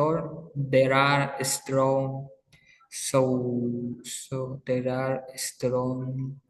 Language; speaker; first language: English; non-native, learner; Spanish